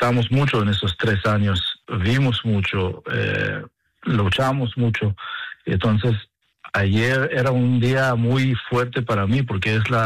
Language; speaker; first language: Spanish; early bilingual, heritage; Spanish